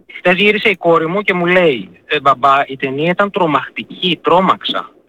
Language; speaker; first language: Greek; native; Greek